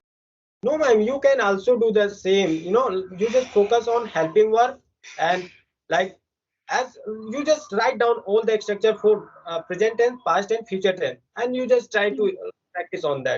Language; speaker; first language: English; non-native, local second language; Hindi